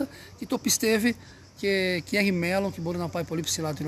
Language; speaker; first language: Greek; non-native, learner; Portuguese